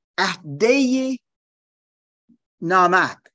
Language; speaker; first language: Persian; non-native, learner; German